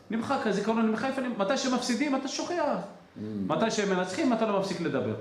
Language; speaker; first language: Hebrew; native; Hebrew